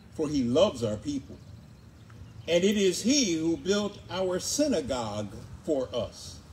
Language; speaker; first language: English; native; English